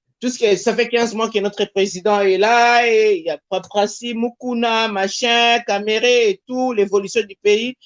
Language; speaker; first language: French; non-native, local second language; Lingala